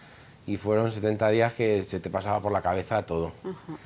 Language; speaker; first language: Spanish; native; Spanish